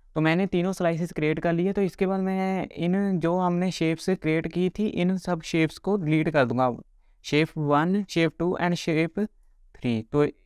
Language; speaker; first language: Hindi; non-native, local second language; Punjabi